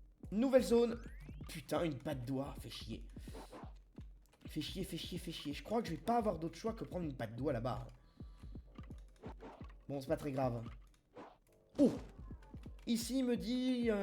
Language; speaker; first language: French; native; French